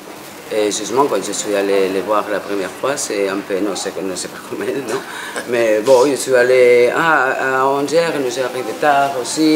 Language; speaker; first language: French; non-native, fluent; Spanish